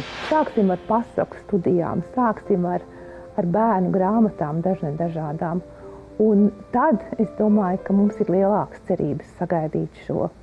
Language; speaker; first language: Latvian; native; Latvian